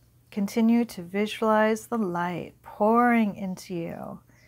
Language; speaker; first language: English; native; English